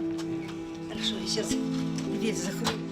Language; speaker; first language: Russian; non-native, local second language; Azerbaijani